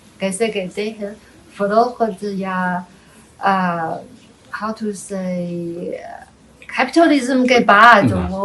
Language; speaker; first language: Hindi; non-native, fluent; Chinese